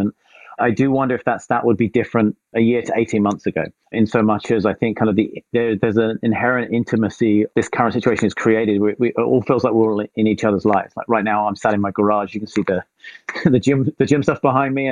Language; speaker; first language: English; native; English